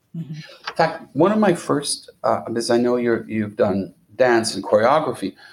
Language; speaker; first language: English; native; English